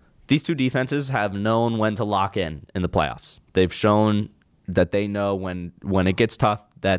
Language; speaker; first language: English; native; English